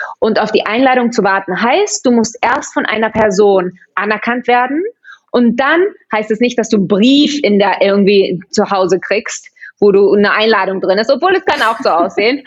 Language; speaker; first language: German; early bilingual, heritage; German